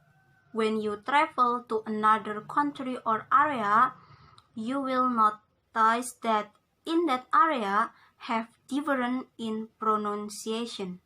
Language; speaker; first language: English; non-native, learner; Indonesian